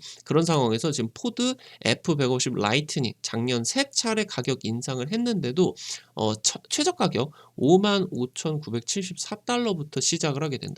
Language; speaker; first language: Korean; native; Korean